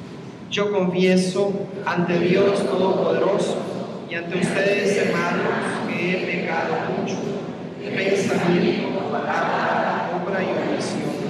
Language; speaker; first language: Spanish; native; Spanish